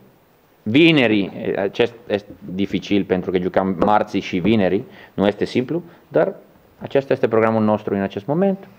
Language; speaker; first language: Romanian; non-native, learner; Italian